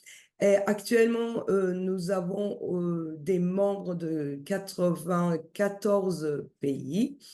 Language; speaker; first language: French; non-native, fluent; Turkish